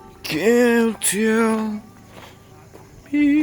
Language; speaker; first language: English; non-native, learner; Nepali